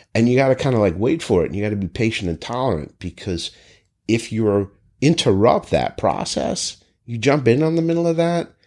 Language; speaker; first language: English; native; English